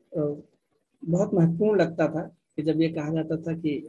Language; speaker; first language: Hindi; native; Hindi